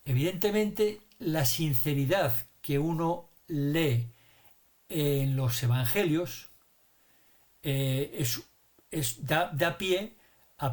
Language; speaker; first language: Spanish; native; Spanish